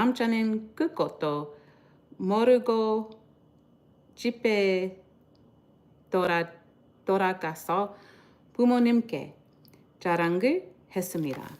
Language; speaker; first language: Korean; non-native, learner; English